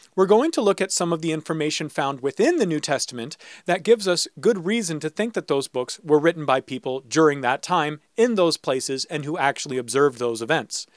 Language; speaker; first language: English; native; English